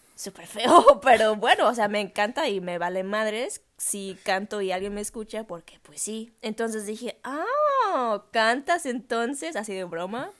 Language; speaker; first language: Spanish; non-native, fluent; German